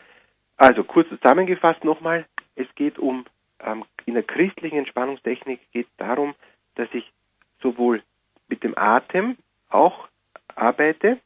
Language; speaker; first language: German; native; German